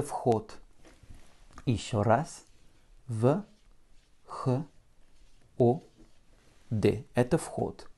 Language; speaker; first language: Russian; non-native, fluent; French